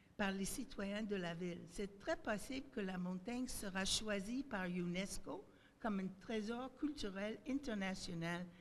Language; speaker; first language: French; native; French